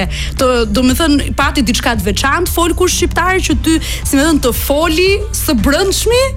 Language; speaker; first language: Albanian; native; Albanian